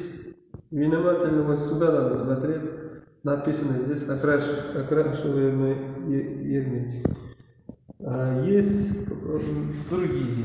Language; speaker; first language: Russian; non-native, learner; Uzbek